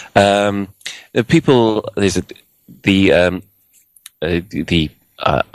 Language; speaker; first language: English; native; English